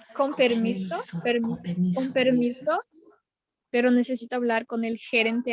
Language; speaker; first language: Spanish; non-native, learner; Portuguese